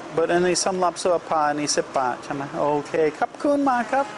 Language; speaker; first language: Thai; non-native, learner; English